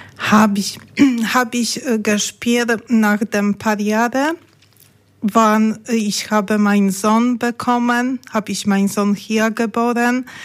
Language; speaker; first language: German; non-native, learner; Polish